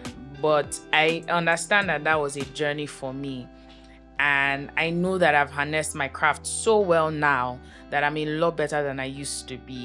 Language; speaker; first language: English; non-native, local second language; Yoruba